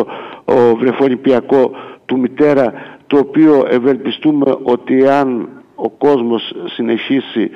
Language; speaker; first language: Greek; native; Greek